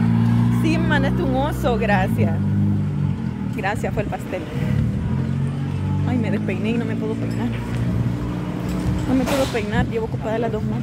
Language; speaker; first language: Spanish; native; Spanish